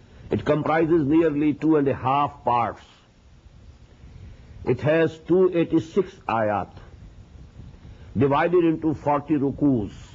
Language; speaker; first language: English; non-native, local second language; Urdu